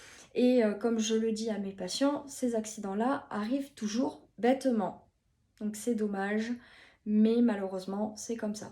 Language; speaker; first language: French; native; French